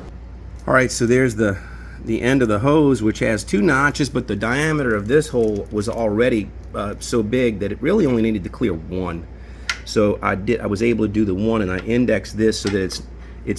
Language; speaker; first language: English; native; English